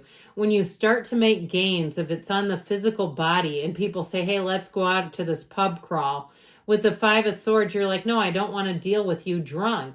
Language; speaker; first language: English; native; English